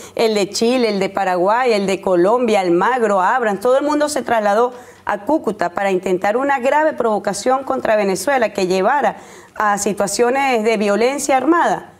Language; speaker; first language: Spanish; native; Spanish